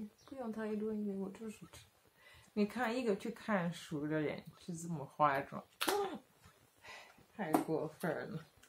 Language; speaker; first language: Chinese; non-native, fluent; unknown